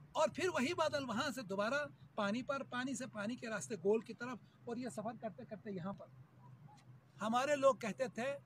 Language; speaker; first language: Urdu; native; Urdu